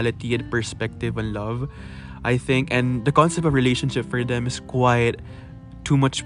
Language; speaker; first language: English; non-native, local second language; Filipino